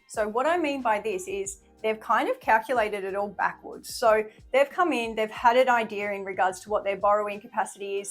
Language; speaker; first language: English; native; English